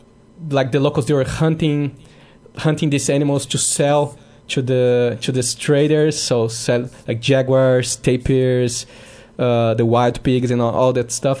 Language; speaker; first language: English; non-native, fluent; Portuguese